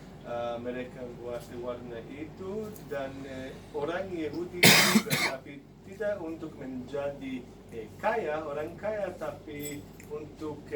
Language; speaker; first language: Indonesian; non-native, fluent; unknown